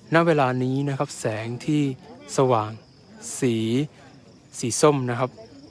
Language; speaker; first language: Thai; non-native, local second language; Malay